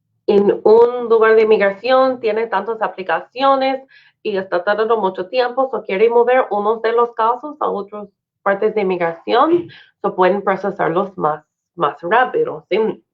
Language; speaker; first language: Spanish; non-native, fluent; English